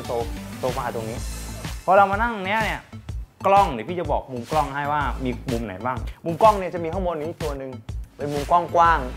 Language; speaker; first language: Thai; native; Thai